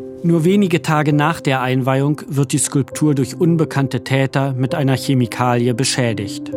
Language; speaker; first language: German; native; German